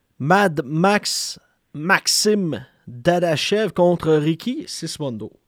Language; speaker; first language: French; native; French